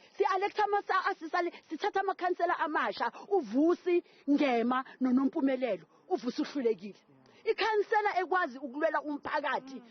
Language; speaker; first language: Zulu; native; Zulu